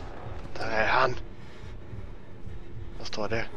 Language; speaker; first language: Swedish; native; Swedish